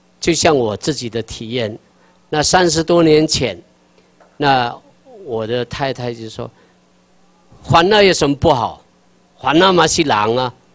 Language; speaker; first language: Chinese; non-native, local second language; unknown